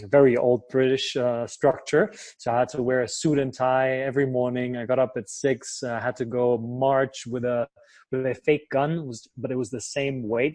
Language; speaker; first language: English; non-native, fluent; German